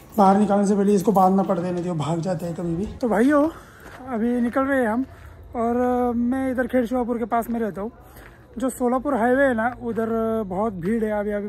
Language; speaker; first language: Hindi; non-native, local second language; Marathi